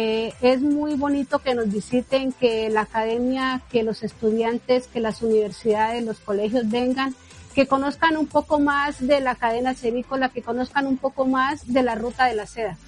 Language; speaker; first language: Spanish; native; Spanish